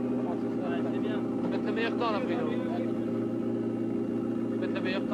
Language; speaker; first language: French; native; French